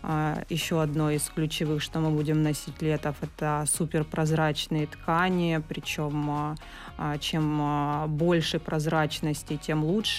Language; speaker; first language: Russian; native; Russian